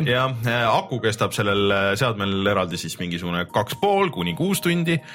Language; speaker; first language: Estonian; native; Estonian